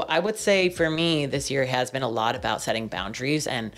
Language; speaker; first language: English; native; English